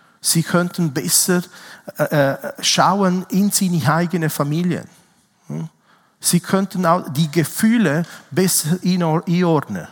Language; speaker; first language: German; non-native, fluent; Italian